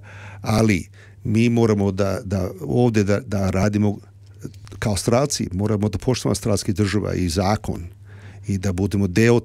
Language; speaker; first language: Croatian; early bilingual, heritage; Serbian